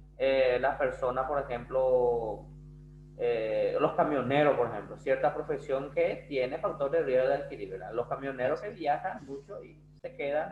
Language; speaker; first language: Spanish; non-native, fluent; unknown